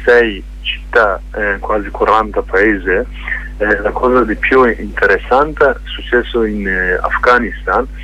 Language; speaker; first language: Italian; non-native, learner; Kurdish